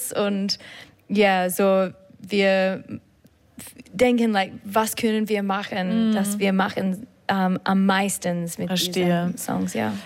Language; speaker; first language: German; non-native, learner; English